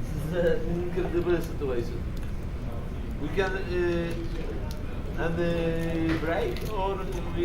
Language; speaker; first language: English; non-native, learner; Polish